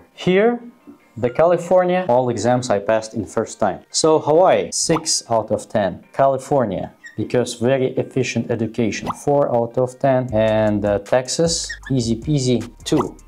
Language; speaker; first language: English; non-native, fluent; Russian